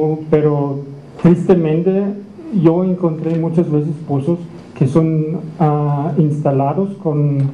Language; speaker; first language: Spanish; non-native, fluent; German